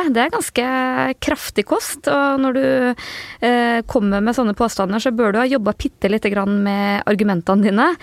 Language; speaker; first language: Norwegian; native; Norwegian